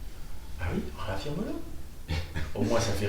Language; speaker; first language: French; native; French